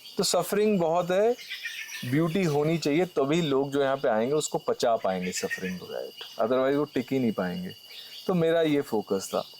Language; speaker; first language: Hindi; native; Hindi